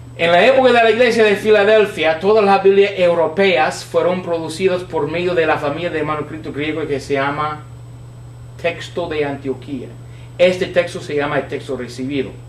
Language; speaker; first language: Spanish; non-native, fluent; English